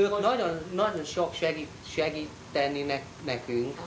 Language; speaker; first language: Hungarian; non-native, learner; Chinese